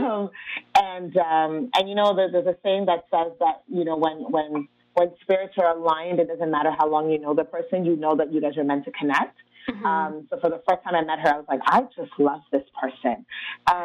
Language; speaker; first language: English; native; English